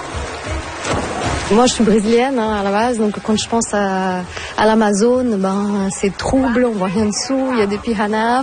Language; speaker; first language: French; non-native, fluent; Portuguese